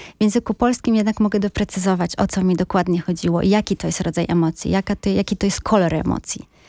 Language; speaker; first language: Polish; native; Polish